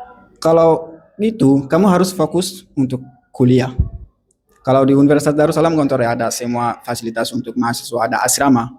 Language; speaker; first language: Indonesian; non-native, learner; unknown